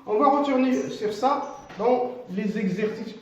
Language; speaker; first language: French; non-native, local second language; Arabic